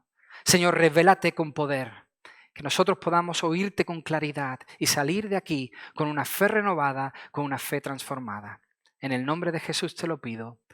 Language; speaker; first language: Spanish; native; Spanish